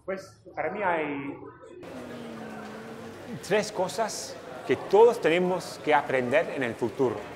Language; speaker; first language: Spanish; non-native, fluent; English